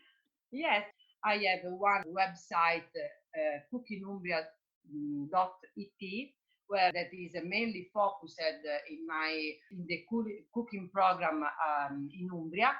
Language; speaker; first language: English; non-native, fluent; Italian